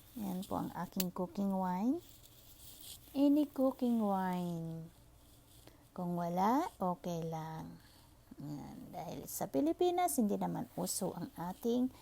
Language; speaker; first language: Filipino; non-native, local second language; Iloko